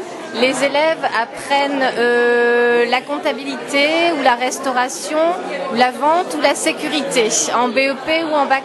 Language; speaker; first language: French; native; French